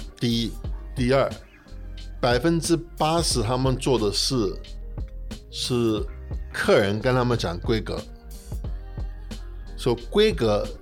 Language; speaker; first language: Chinese; non-native, fluent; English